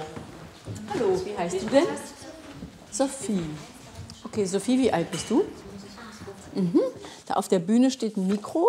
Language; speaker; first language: German; native; German